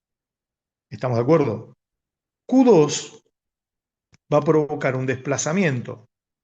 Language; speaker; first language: Spanish; native; Spanish